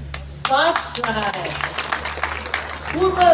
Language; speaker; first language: Hindi; non-native, local second language; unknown